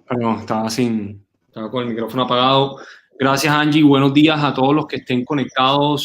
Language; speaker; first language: Spanish; native; Spanish